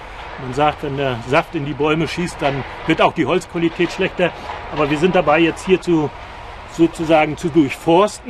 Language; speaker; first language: German; native; German